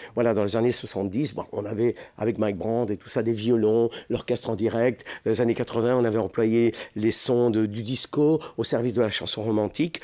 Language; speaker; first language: French; early bilingual, other home language; Italian